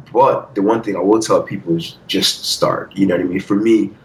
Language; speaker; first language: English; early bilingual, other home language; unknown